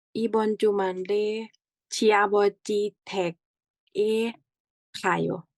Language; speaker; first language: Korean; non-native, learner; Thai